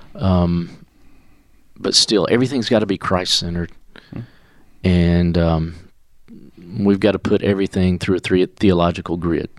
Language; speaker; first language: English; native; English